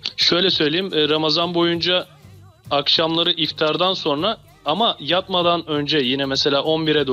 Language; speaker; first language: Turkish; native; Turkish